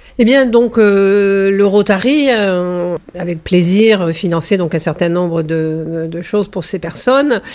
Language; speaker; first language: French; native; French